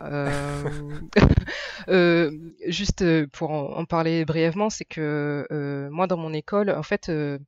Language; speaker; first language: French; native; French